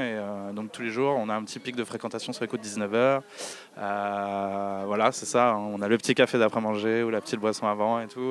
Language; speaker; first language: French; native; French